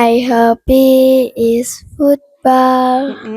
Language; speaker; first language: English; non-native, learner; Indonesian